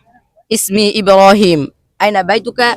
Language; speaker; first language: Arabic; non-native, learner; Bangla